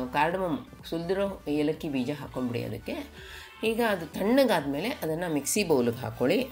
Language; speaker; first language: Kannada; non-native, local second language; Konkani